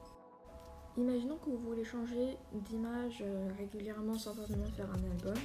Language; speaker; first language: French; native; French